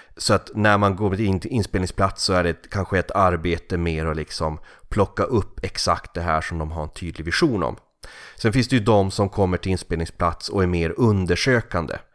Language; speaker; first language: Swedish; native; Swedish